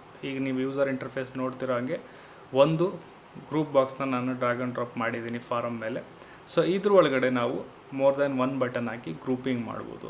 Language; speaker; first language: Kannada; native; Kannada